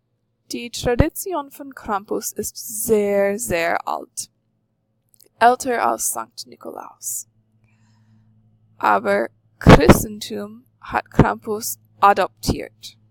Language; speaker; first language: German; non-native, fluent; English